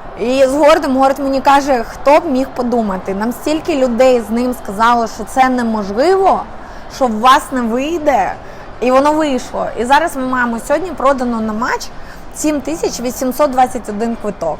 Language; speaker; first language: Ukrainian; native; Ukrainian